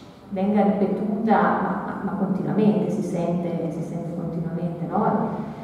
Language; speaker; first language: Italian; native; Italian